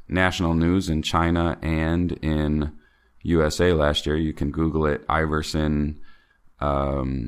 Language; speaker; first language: English; native; English